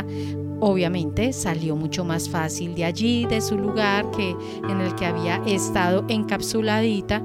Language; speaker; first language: Spanish; native; Spanish